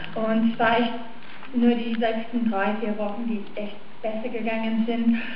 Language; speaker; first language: German; non-native, fluent; English